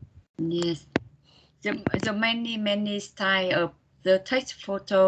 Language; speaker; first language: English; non-native, learner; Vietnamese